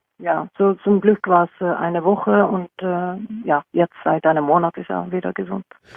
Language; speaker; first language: German; non-native, fluent; Norwegian